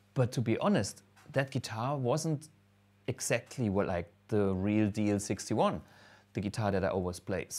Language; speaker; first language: English; non-native, fluent; German